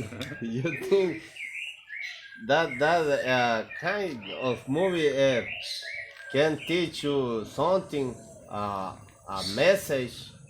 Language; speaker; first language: English; non-native, learner; Spanish